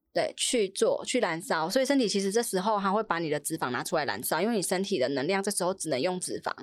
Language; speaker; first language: Chinese; native; Chinese